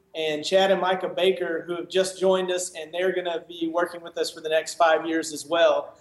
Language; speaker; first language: English; native; English